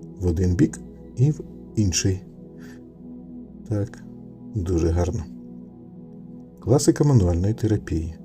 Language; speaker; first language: Ukrainian; native; Ukrainian